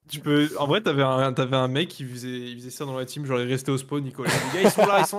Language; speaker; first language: French; native; French